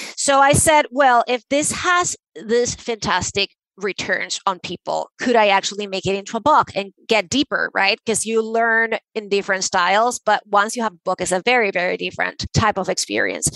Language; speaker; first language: English; non-native, fluent; Spanish